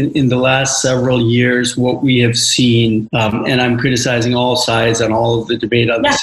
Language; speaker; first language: English; native; English